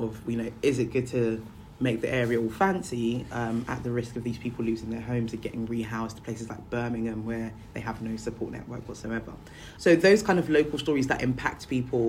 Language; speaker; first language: English; native; English